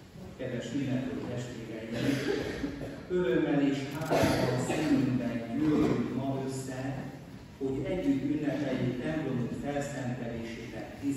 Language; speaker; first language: Hungarian; native; Hungarian